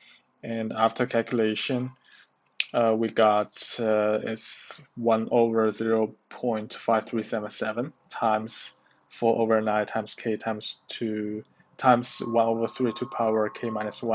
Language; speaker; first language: English; non-native, learner; Chinese